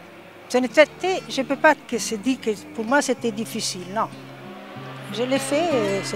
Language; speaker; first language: French; non-native, fluent; Italian